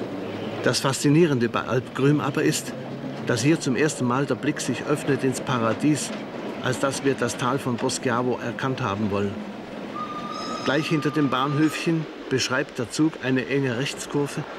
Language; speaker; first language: German; native; German